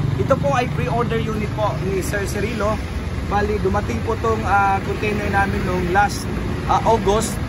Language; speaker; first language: Filipino; non-native, local second language; Cebuano